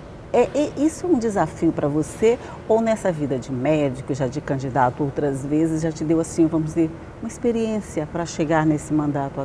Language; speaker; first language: Portuguese; native; Portuguese